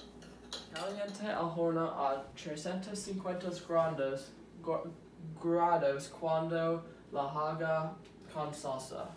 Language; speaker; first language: Spanish; non-native, learner; English